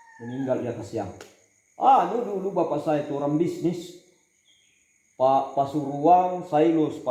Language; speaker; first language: Indonesian; non-native, local second language; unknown